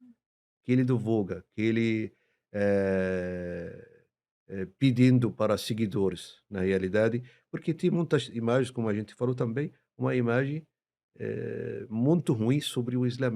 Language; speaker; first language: Portuguese; non-native, fluent; Arabic